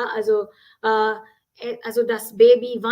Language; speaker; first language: German; non-native, fluent; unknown